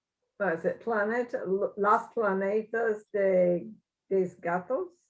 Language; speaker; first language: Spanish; non-native, learner; English